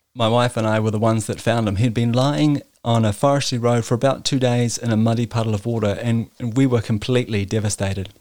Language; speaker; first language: English; native; English